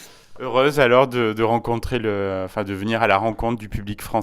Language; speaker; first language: French; native; French